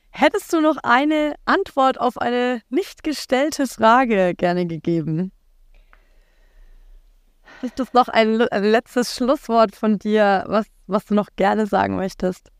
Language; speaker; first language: German; native; German